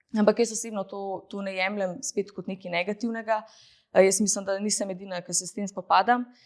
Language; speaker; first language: Slovenian; early bilingual, other home language; Bosnian